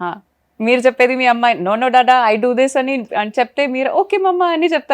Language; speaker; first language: Telugu; non-native, fluent; Malayalam